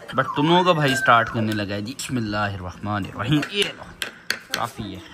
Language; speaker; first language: Urdu; non-native, local second language; Punjabi